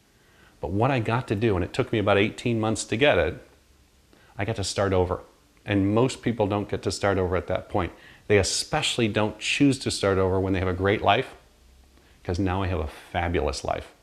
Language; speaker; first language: English; native; English